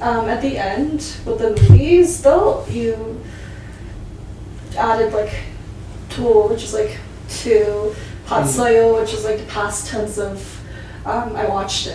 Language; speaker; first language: English; early bilingual, other home language; Korean